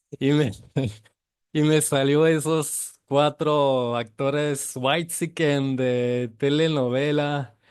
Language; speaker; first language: Spanish; non-native, fluent; French